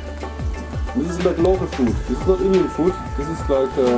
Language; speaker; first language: English; non-native, fluent; German